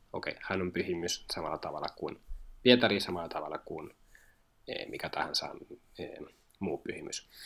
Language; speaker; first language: Finnish; non-native, fluent; Spanish